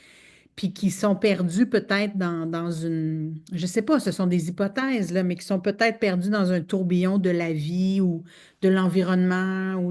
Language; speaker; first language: French; native; French